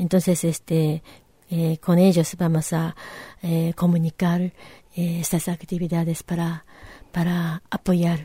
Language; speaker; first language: Spanish; non-native, fluent; Japanese